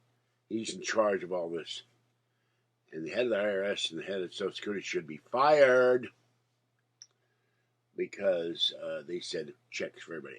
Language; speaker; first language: English; native; English